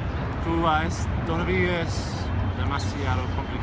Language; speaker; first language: Spanish; non-native, fluent; English